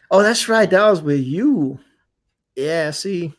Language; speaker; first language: English; non-native, fluent; Spanish